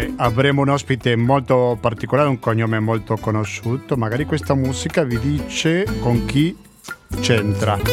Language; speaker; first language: Italian; non-native, fluent; Spanish